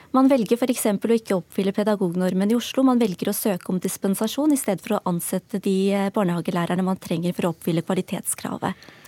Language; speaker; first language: Norwegian; early bilingual, other home language; Urdu